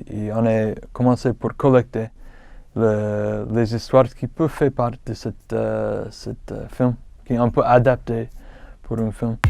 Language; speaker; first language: French; non-native, fluent; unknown